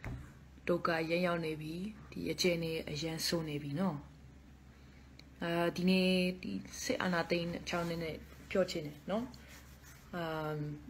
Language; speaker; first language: Burmese; non-native, fluent; Dutch